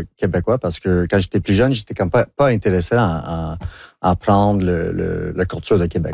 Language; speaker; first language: French; non-native, local second language; English